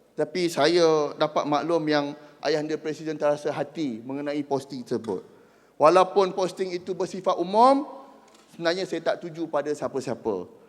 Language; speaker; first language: Malay; native; Malay